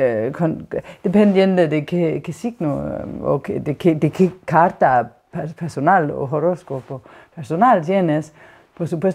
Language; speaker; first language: Spanish; non-native, fluent; Danish